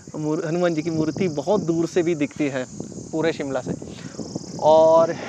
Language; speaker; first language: Hindi; non-native, local second language; Marathi